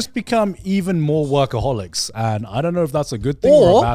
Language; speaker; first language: English; native; English